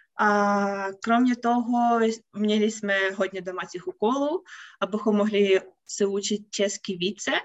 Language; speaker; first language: Czech; non-native, learner; Ukrainian